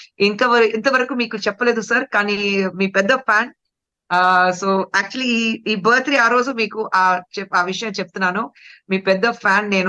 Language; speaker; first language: Telugu; non-native, local second language; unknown